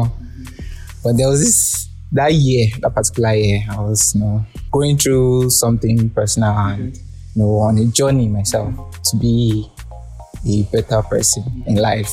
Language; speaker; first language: English; non-native, local second language; Yoruba